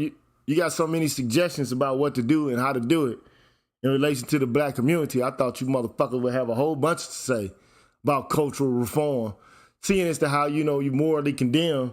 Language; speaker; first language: English; native; English